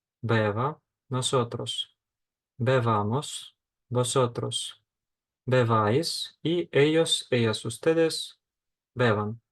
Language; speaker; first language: Spanish; non-native, fluent; Ukrainian